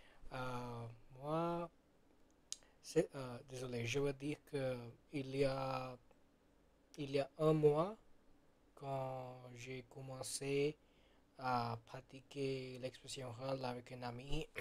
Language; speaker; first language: French; non-native, learner; Gujarati